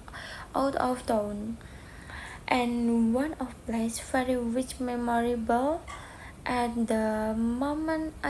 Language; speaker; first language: English; non-native, learner; Indonesian